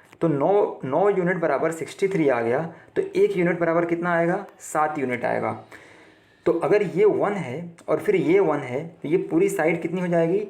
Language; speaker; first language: Hindi; native; Hindi